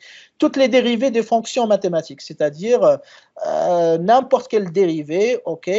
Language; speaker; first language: French; non-native, local second language; Arabic